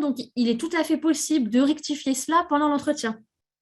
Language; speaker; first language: French; native; French